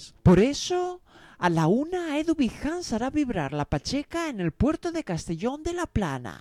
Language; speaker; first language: Spanish; native; Spanish